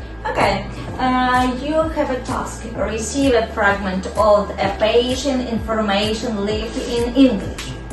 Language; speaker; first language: English; non-native, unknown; Ukrainian